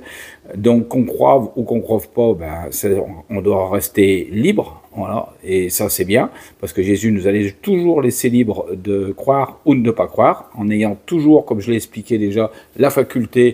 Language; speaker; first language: French; native; French